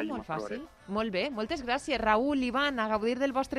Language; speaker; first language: Catalan; native; Catalan